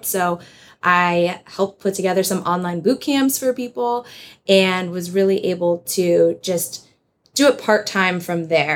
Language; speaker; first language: English; native; English